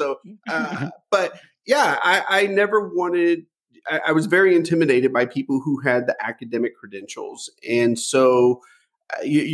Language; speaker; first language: English; native; English